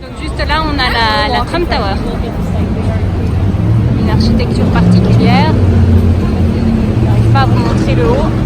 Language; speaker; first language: French; native; French